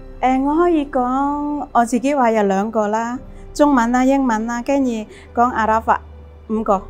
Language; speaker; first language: Cantonese; non-native, fluent; Indonesian